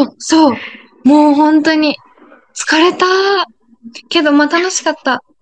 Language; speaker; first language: Japanese; native; Japanese